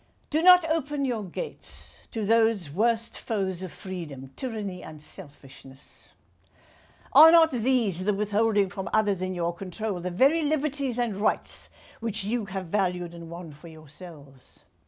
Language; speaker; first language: English; non-native, local second language; Afrikaans